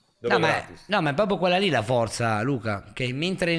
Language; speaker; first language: Italian; native; Italian